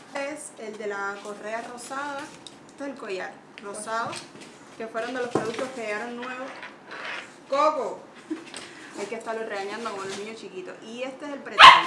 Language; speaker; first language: Spanish; native; Spanish